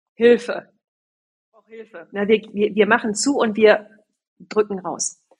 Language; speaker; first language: German; native; German